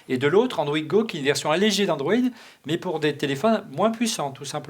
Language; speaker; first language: French; native; French